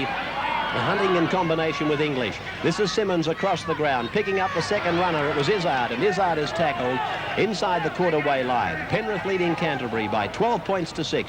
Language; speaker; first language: English; native; English